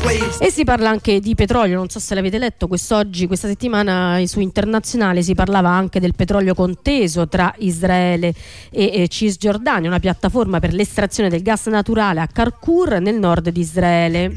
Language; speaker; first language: Italian; native; Italian